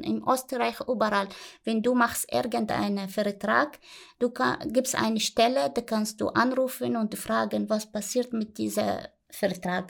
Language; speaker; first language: German; non-native, learner; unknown